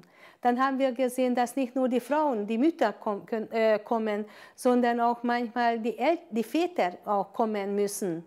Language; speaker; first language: German; non-native, fluent; Hungarian